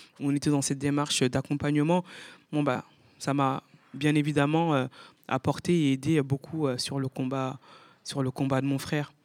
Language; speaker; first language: French; native; French